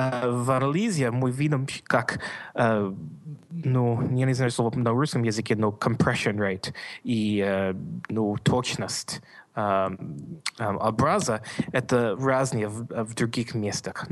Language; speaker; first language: Russian; non-native, learner; English